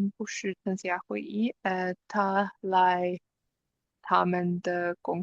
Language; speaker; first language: Chinese; non-native, learner; English